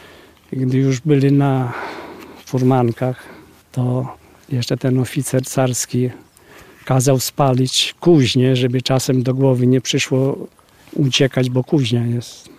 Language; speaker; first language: Polish; native; Polish